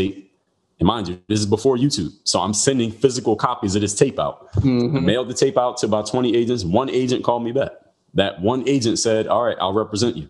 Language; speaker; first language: English; native; English